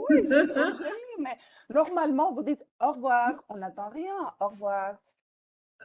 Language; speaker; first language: French; non-native, fluent; Greek